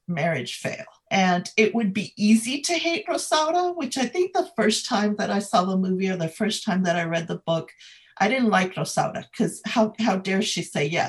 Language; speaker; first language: English; native; English